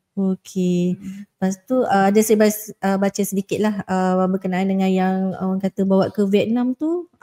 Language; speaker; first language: Malay; native; Malay